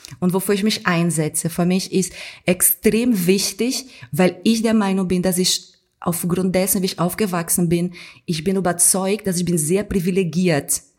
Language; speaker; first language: German; non-native, fluent; Portuguese